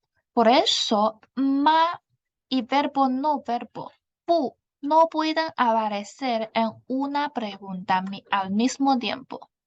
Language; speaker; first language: Spanish; non-native, fluent; Chinese